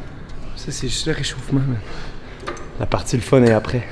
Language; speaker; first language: French; native; French